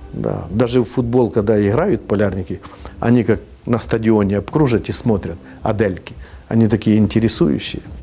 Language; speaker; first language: Russian; native; Russian